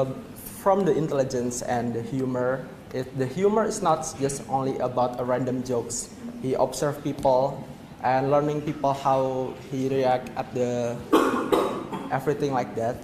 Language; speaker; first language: English; non-native, learner; Indonesian